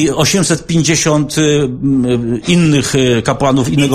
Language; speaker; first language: Polish; non-native, learner; Russian